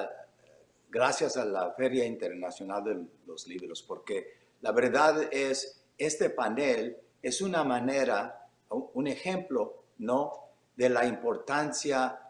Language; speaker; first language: Spanish; early bilingual, heritage; Spanish